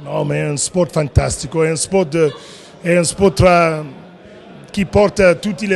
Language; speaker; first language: Italian; non-native, learner; English